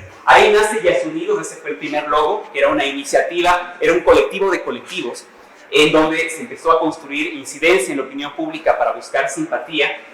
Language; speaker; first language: Spanish; native; Spanish